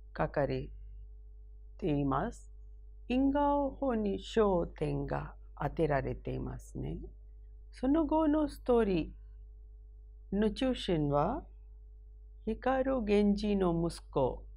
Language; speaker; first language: Japanese; non-native, fluent; Hindi